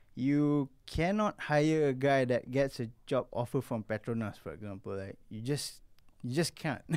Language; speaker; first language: English; non-native, local second language; Malay